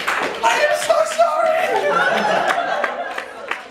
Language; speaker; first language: English; native; English